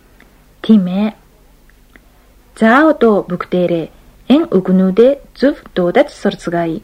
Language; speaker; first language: Mongolian; non-native, fluent; Japanese